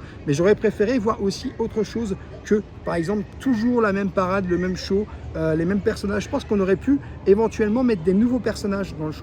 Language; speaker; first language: French; native; French